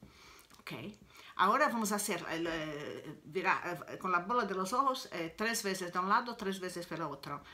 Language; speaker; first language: Spanish; non-native, learner; Italian